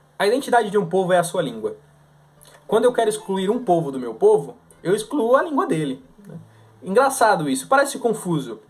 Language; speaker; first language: Portuguese; native; Portuguese